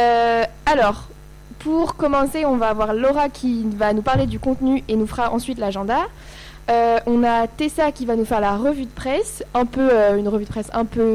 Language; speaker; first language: French; native; French